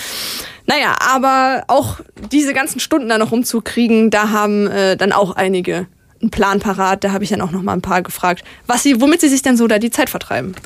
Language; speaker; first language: German; native; German